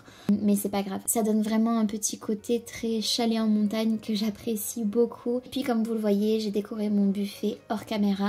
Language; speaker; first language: French; native; French